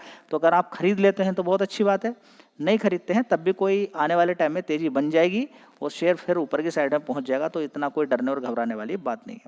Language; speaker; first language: Hindi; native; Hindi